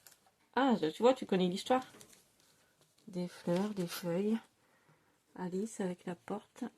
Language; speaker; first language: French; native; French